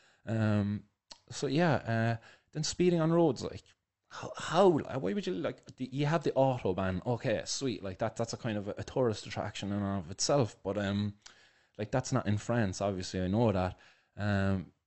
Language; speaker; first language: English; native; English